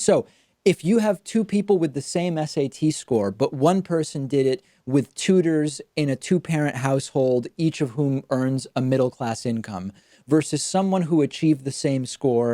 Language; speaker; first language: English; native; English